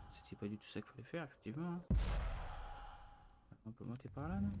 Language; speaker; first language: French; native; French